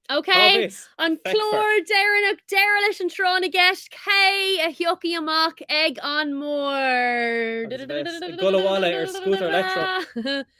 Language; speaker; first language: Irish; native; Irish